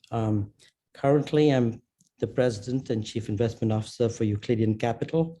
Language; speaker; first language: English; non-native, local second language; Hindi